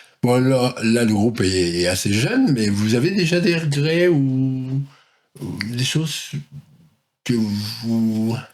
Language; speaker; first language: French; native; French